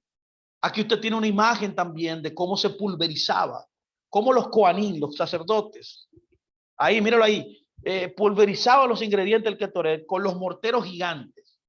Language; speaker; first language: Spanish; native; Spanish